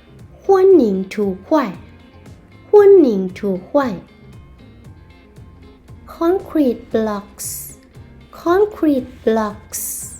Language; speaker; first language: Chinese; non-native, learner; Lao